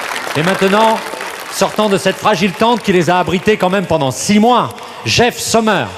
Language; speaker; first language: French; native; French